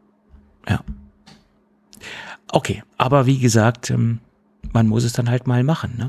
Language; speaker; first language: German; native; German